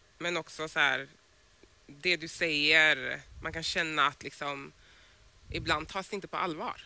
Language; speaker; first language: Swedish; early bilingual, other home language; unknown